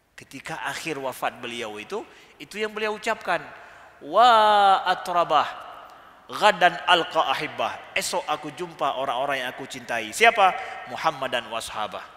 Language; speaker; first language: Malay; native; Malay